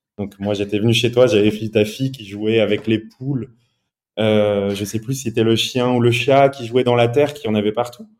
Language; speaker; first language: French; early bilingual, other home language; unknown